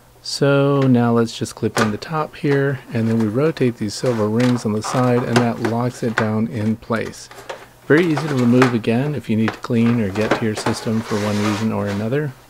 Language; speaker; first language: English; native; English